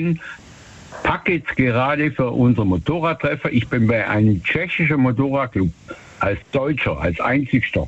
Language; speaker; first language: German; native; German